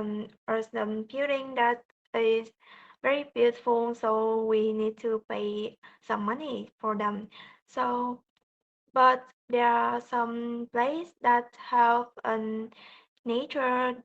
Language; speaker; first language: English; non-native, learner; Vietnamese